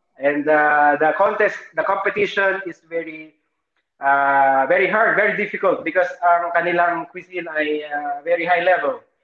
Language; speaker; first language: English; non-native, local second language; Filipino